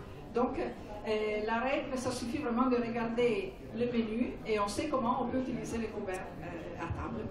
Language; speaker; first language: French; non-native, fluent; Italian